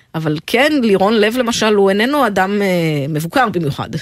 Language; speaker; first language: Hebrew; native; Hebrew